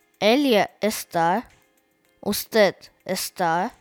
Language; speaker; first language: Spanish; non-native, learner; Russian